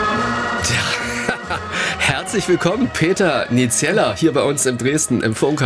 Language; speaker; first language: German; native; German